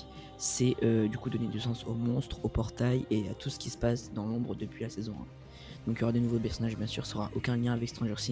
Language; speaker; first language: French; native; French